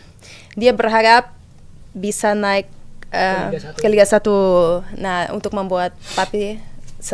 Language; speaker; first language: Indonesian; non-native, fluent; Portuguese